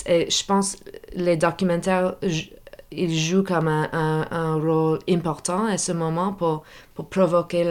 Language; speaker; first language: French; non-native, local second language; English